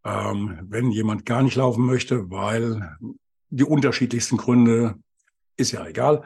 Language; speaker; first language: German; native; German